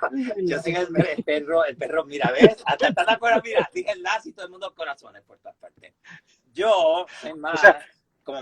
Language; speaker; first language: Spanish; native; Spanish